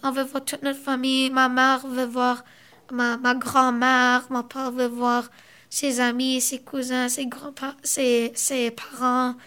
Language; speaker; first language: French; early bilingual, other home language; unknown